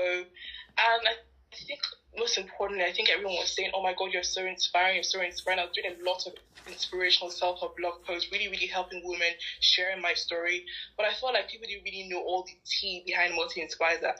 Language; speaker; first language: English; non-native, local second language; Yoruba